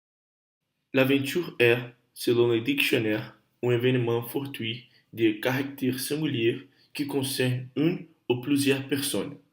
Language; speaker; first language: French; non-native, learner; Portuguese